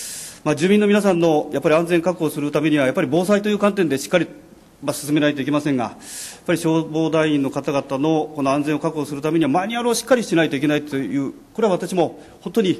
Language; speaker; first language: Japanese; native; Japanese